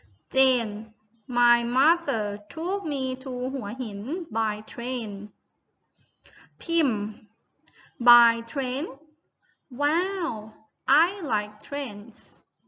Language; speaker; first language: English; non-native, fluent; Thai